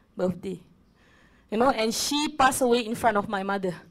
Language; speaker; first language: English; non-native, local second language; Malay